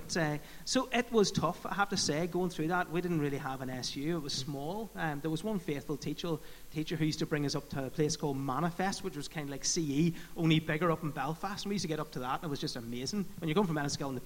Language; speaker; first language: English; native; English